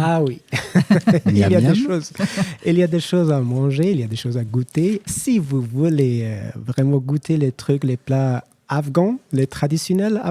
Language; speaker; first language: French; non-native, learner; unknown